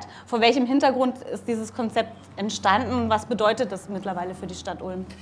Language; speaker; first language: German; native; German